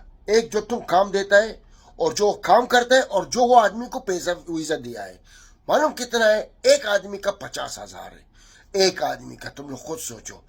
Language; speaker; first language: Hindi; non-native, learner; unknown